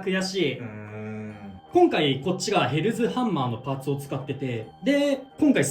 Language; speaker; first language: Japanese; native; Japanese